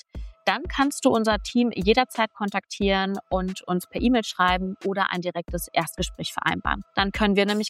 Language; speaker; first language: German; native; German